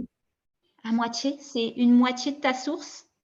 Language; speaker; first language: French; native; French